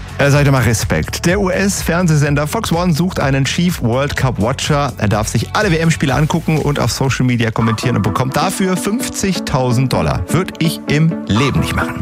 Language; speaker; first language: German; native; German